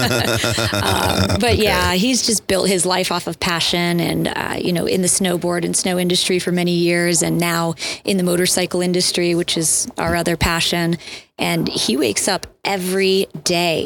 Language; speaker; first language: English; native; English